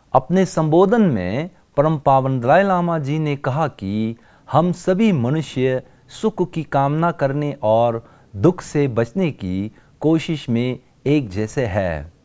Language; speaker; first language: Hindi; non-native, local second language; Tibetan